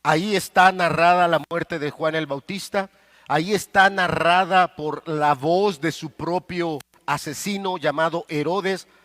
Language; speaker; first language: Spanish; native; Spanish